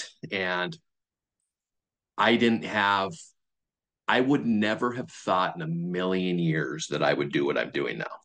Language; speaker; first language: English; native; English